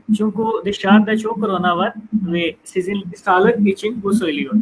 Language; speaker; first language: Turkish; non-native, fluent; Urdu